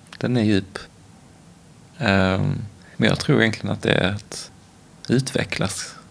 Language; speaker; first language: Swedish; native; Swedish